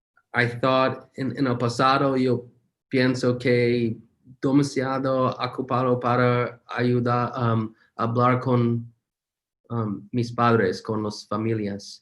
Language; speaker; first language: Spanish; non-native, learner; English